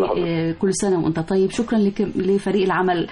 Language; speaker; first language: Arabic; native; Arabic